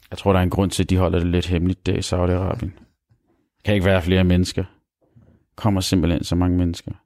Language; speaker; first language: Danish; early bilingual, other home language; Arabic